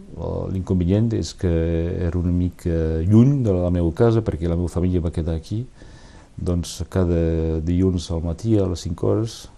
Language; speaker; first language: Catalan; non-native, local second language; French